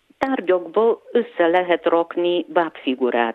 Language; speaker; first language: Hungarian; non-native, fluent; Bulgarian